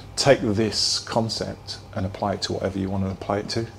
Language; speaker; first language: English; native; English